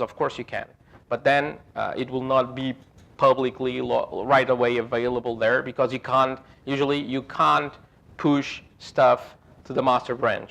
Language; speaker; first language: English; non-native, fluent; Portuguese